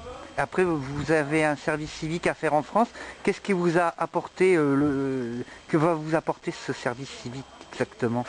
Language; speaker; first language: French; native; French